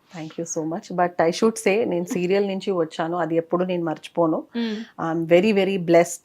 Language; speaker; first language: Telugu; non-native, local second language; Kannada